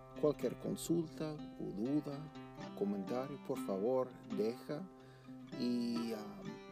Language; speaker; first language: Spanish; non-native, fluent; English